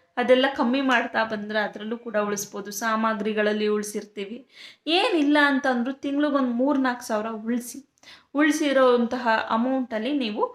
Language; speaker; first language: Kannada; native; Kannada